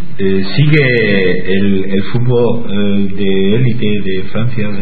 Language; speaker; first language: Spanish; native; Spanish